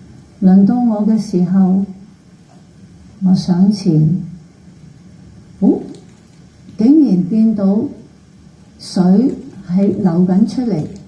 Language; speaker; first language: Cantonese; native; Cantonese